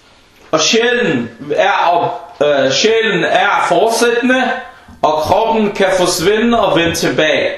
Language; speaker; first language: Danish; non-native, fluent; Arabic